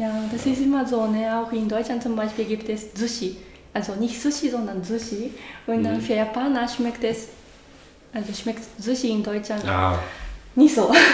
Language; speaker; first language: German; non-native, learner; Japanese